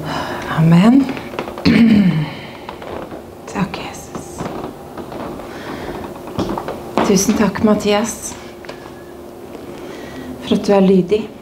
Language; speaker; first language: Norwegian; native; Norwegian